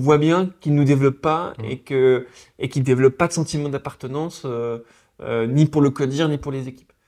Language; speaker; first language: French; native; French